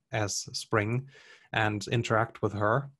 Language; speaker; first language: English; non-native, fluent; German